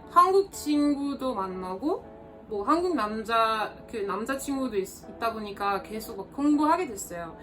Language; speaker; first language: Korean; non-native, fluent; French